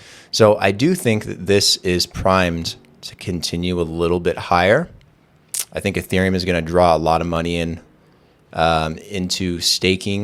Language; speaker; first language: English; native; English